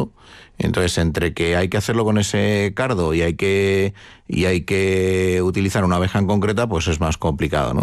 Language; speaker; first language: Spanish; native; Spanish